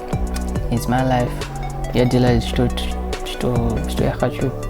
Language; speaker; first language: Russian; non-native, learner; English